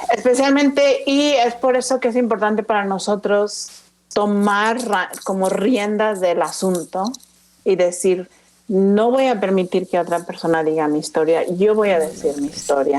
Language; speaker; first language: Spanish; early bilingual, other home language; English